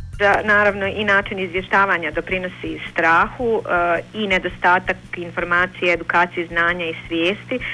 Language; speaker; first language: Bosnian; native; Bosnian